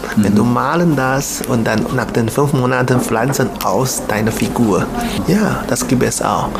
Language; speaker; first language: German; non-native, learner; Chinese